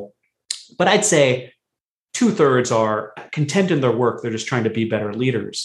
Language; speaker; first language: English; native; English